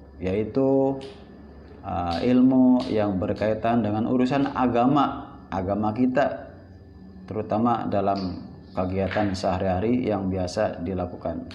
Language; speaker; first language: Indonesian; non-native, local second language; Javanese